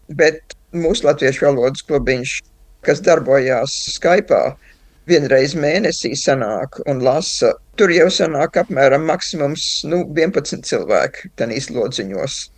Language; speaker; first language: Latvian; early bilingual, heritage; Latvian